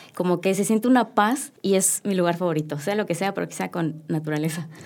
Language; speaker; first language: Spanish; native; Spanish